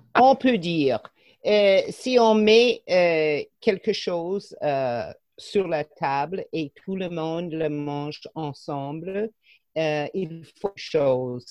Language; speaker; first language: French; non-native, fluent; English